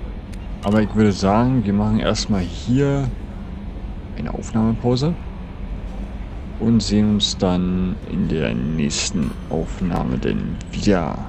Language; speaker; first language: German; native; German